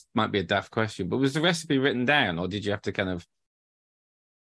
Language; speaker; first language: English; native; English